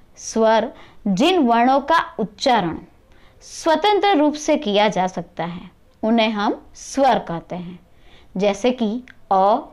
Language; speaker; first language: Hindi; non-native, local second language; Gujarati